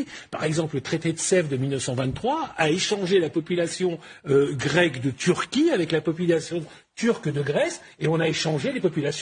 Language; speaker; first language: French; native; French